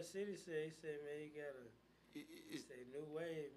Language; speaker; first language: English; native; English